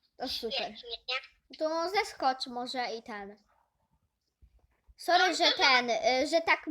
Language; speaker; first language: Polish; native; Polish